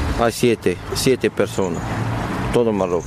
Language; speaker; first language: Spanish; non-native, learner; Arabic